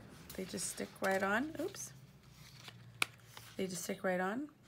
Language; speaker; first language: English; native; English